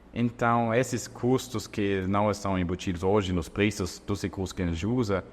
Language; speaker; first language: Portuguese; non-native, fluent; German